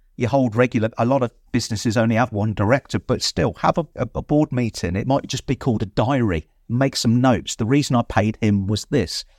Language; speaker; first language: English; native; English